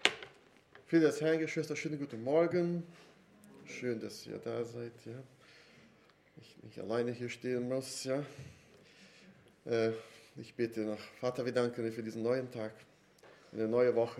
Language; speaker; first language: German; non-native, fluent; Portuguese